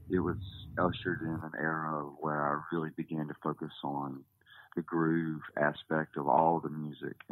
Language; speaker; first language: English; native; English